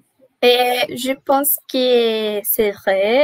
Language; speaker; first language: French; non-native, learner; Portuguese